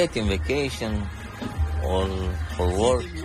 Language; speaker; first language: English; non-native, learner; Romanian